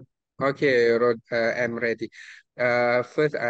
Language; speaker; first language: English; non-native, local second language; Malay